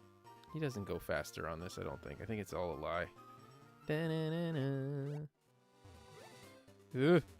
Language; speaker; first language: English; native; English